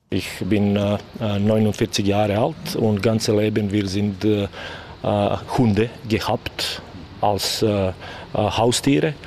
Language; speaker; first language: German; non-native, learner; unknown